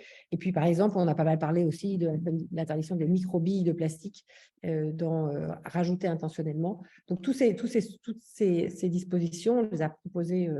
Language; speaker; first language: French; native; French